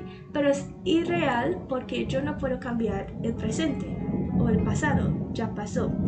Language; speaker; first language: Spanish; non-native, fluent; English